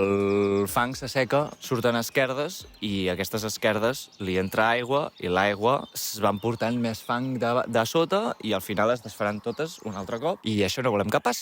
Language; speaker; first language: Catalan; native; Catalan